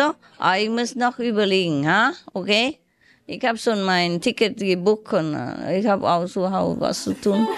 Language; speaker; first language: German; non-native, learner; Vietnamese